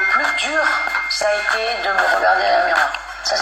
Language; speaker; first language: French; native; French